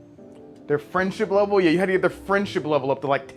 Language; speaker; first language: English; native; English